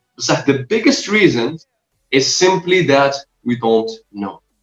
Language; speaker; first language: English; non-native, fluent; Arabic